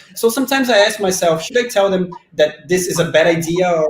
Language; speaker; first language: English; non-native, fluent; Portuguese